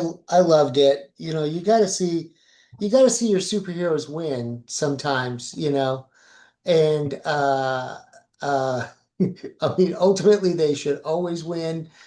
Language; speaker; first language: English; native; English